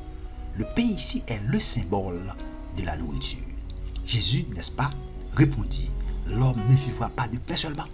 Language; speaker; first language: French; non-native, local second language; Haitian Creole